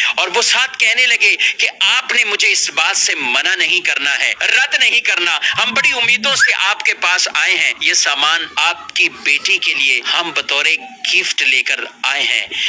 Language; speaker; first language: Urdu; native; Urdu